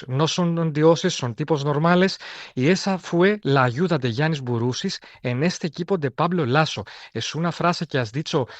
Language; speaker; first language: Spanish; non-native, fluent; Greek